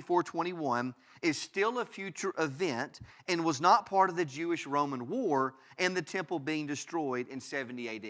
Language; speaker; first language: English; native; English